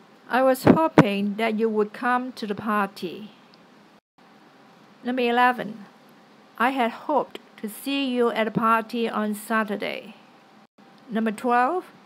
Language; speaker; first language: English; non-native, local second language; Cantonese